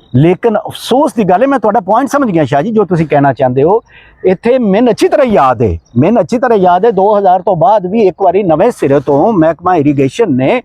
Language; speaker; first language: Urdu; non-native, local second language; Punjabi